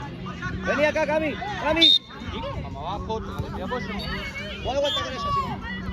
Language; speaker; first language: Spanish; native; Spanish